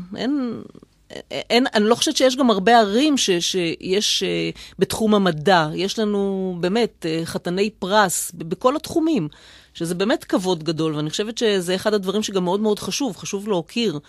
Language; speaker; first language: Hebrew; native; Hebrew